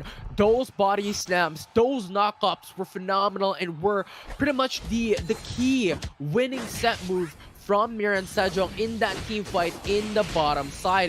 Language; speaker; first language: English; non-native, local second language; Filipino